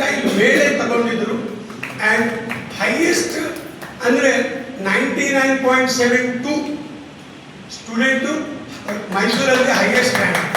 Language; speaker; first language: Kannada; non-native, learner; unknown